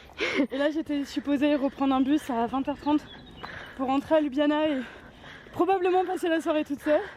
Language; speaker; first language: French; native; French